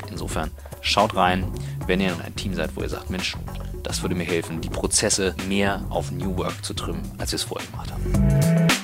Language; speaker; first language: German; native; German